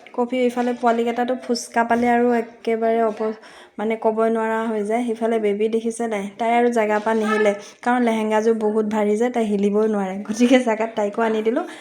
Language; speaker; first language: Assamese; native; Assamese